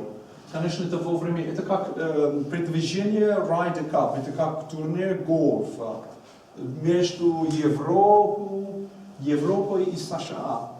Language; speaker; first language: Russian; non-native, learner; English